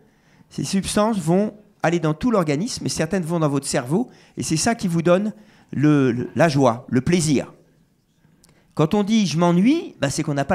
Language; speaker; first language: French; native; French